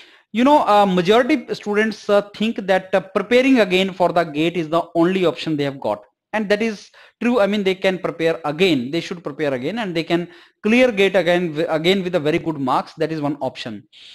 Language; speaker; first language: English; non-native, local second language; Hindi